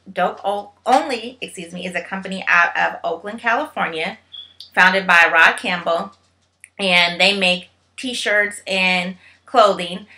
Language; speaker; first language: English; native; English